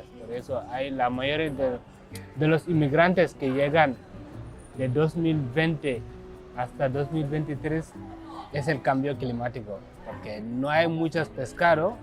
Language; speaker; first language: Spanish; non-native, learner; Wolof